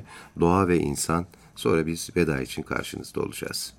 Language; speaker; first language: Turkish; native; Turkish